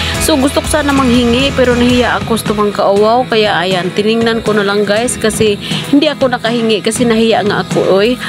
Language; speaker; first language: Filipino; non-native, local second language; Cebuano